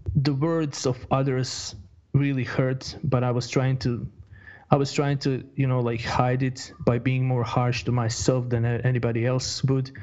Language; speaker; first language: English; non-native, fluent; Croatian